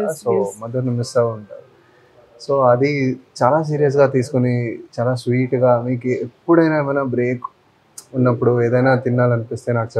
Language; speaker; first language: Telugu; non-native, fluent; Tamil